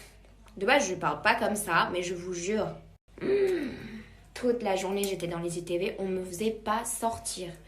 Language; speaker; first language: French; native; French